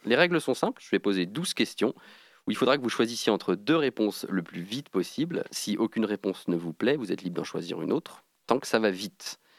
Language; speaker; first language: French; native; French